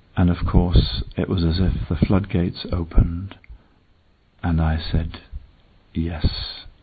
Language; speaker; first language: English; native; English